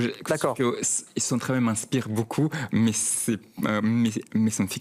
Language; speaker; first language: French; non-native, fluent; Chechen